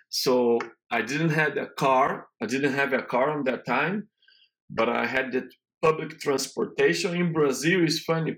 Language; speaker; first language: English; non-native, learner; Portuguese